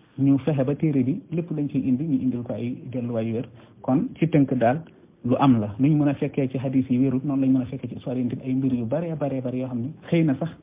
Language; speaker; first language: Wolof; non-native, local second language; Fula